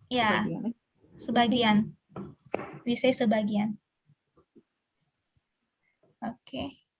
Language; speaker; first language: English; non-native, fluent; Indonesian